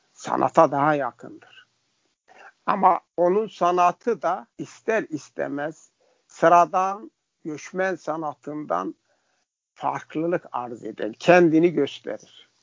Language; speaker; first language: Turkish; native; Turkish